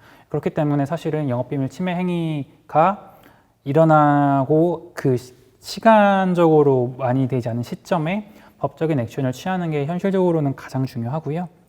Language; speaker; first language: Korean; native; Korean